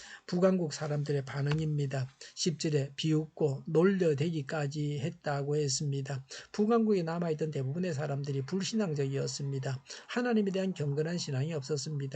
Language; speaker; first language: Korean; native; Korean